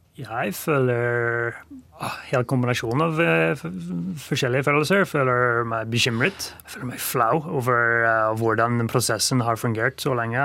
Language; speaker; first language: Norwegian; non-native, fluent; English